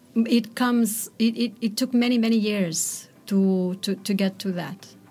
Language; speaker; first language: English; non-native, fluent; Romanian